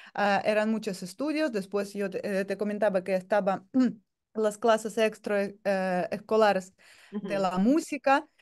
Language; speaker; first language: Spanish; non-native, fluent; Russian